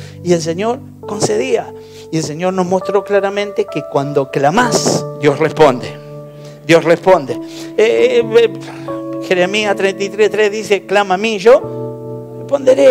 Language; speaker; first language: Spanish; native; Spanish